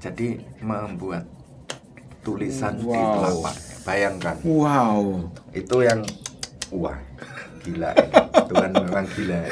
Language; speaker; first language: Indonesian; native; Indonesian